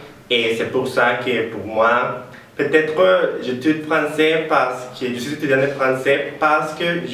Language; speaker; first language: French; non-native, learner; Spanish